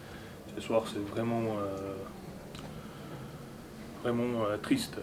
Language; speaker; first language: French; non-native, learner; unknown